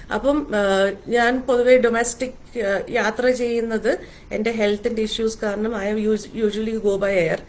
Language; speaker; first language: Malayalam; early bilingual, heritage; Malayalam